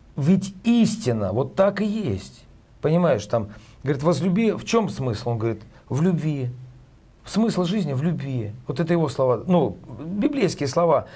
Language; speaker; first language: Russian; native; Russian